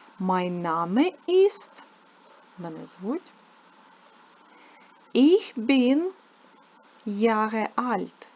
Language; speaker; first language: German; non-native, fluent; Ukrainian